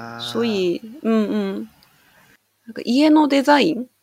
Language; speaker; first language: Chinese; non-native, learner; Japanese